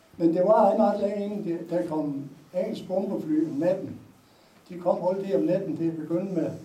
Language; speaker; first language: Danish; native; Danish